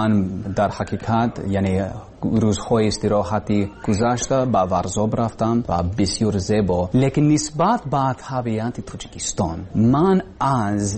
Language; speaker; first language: Persian; non-native, learner; English